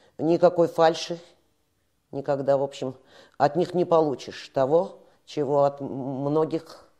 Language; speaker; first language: Russian; native; Russian